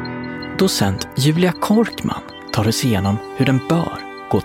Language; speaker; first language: Swedish; native; Swedish